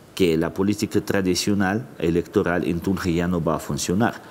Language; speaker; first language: Spanish; non-native, fluent; Russian